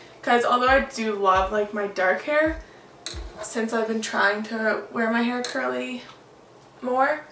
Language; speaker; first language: English; native; English